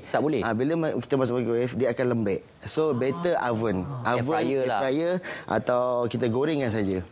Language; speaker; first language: Malay; native; Malay